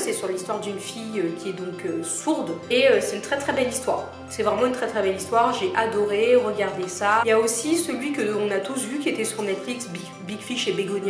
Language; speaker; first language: French; native; French